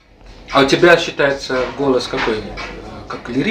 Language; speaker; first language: Russian; non-native, fluent; Indonesian